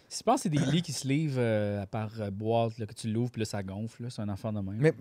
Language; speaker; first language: French; native; French